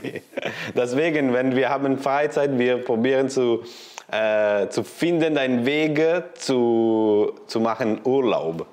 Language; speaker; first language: German; non-native, learner; Italian